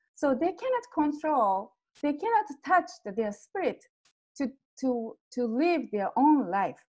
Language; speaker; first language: English; non-native, fluent; Japanese